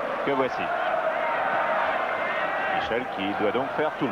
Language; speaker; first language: French; native; French